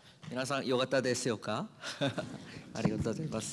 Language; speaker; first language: Japanese; non-native, learner; Korean